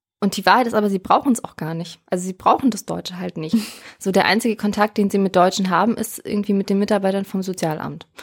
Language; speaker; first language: German; early bilingual, other home language; Russian